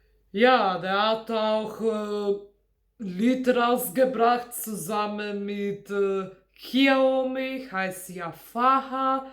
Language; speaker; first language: German; non-native, fluent; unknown